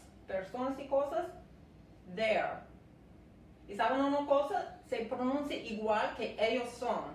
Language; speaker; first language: Spanish; non-native, fluent; English